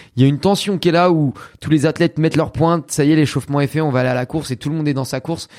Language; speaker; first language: French; native; French